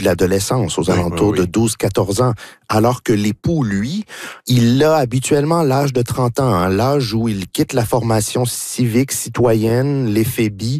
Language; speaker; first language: French; native; French